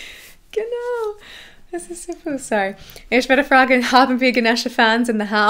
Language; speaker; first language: German; non-native, fluent; English